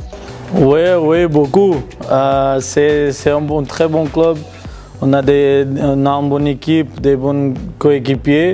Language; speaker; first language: French; non-native, fluent; Portuguese